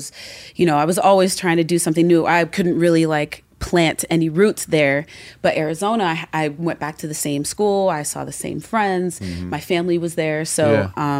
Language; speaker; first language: English; native; English